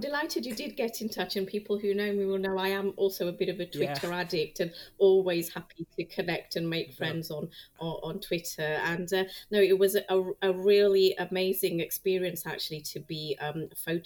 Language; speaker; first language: English; native; English